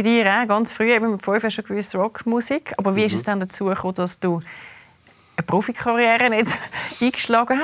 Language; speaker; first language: German; native; German